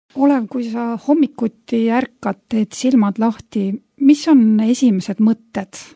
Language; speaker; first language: Estonian; native; Estonian